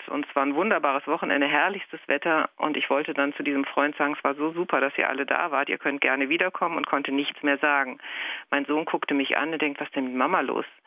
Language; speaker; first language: German; native; German